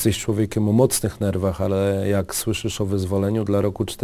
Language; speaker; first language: Polish; native; Polish